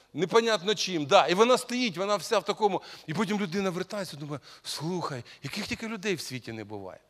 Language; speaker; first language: Ukrainian; non-native, local second language; Russian